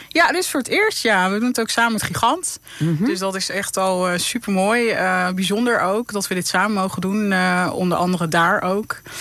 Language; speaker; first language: Dutch; early bilingual, other home language; Papiamento